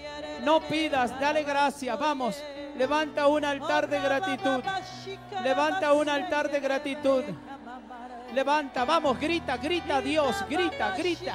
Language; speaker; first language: Spanish; native; Spanish